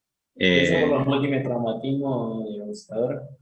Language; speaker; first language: Spanish; native; Spanish